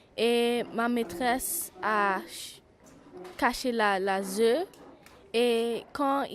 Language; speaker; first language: French; non-native, learner; English